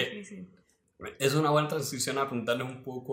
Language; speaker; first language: Spanish; native; Spanish